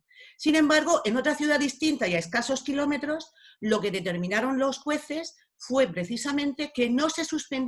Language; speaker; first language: Spanish; native; Spanish